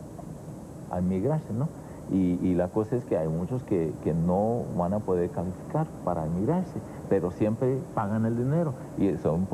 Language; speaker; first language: Spanish; early bilingual, other home language; English